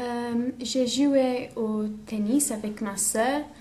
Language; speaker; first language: French; non-native, learner; English